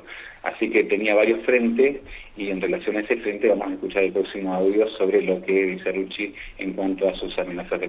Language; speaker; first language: Spanish; native; Spanish